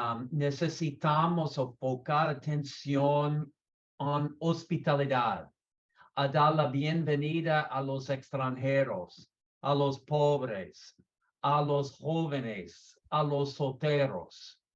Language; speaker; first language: Spanish; non-native, learner; English